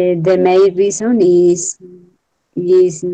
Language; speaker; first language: English; non-native, learner; Spanish